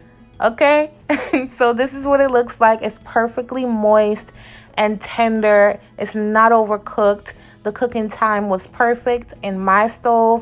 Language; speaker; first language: English; native; English